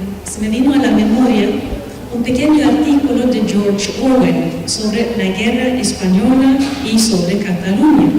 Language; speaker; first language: Spanish; non-native, fluent; Swedish